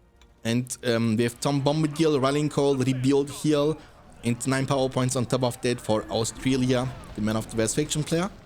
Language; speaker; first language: English; non-native, fluent; German